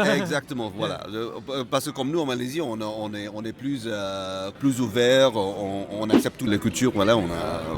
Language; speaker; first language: French; non-native, fluent; Malay